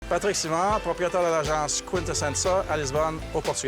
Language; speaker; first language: French; native; French